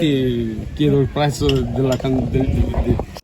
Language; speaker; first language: Italian; native; Italian